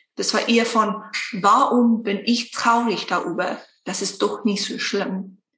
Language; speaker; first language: German; non-native, fluent; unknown